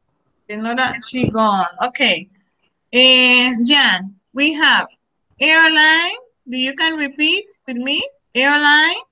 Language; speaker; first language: English; non-native, learner; Spanish